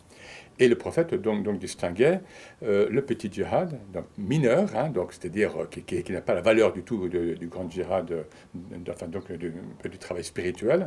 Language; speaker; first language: French; native; French